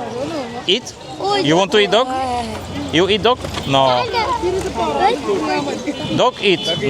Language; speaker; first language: English; non-native, learner; Slovak